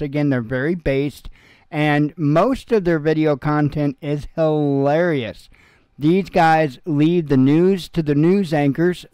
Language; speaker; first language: English; native; English